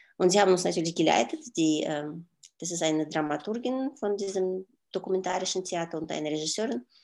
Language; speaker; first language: German; non-native, fluent; Russian